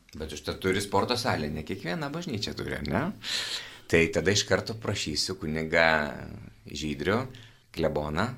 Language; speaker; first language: Lithuanian; native; Lithuanian